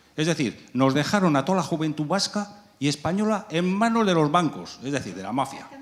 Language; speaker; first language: Spanish; native; Spanish